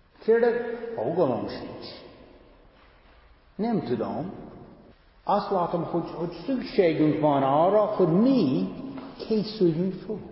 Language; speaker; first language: Hungarian; non-native, fluent; English